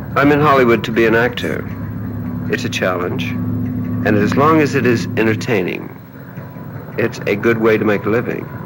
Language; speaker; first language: English; native; English